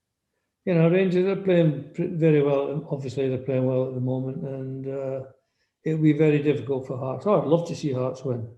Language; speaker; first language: English; native; English